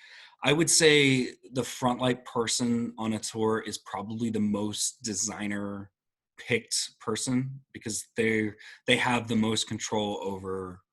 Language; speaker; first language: English; native; English